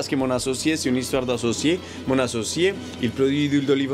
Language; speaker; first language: French; non-native, fluent; Spanish